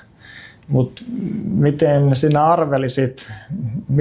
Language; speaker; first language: Finnish; native; Finnish